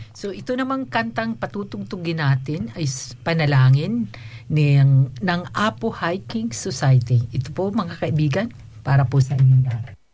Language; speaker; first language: Filipino; non-native, local second language; Waray